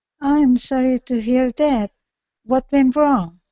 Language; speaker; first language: English; non-native, learner; Indonesian